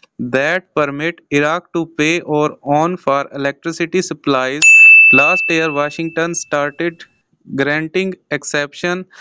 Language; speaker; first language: English; non-native, local second language; Urdu